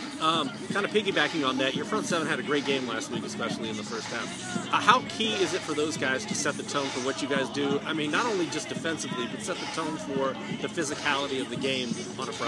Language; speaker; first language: English; native; English